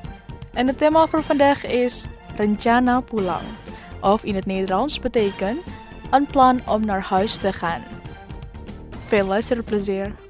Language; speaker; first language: Dutch; non-native, learner; Indonesian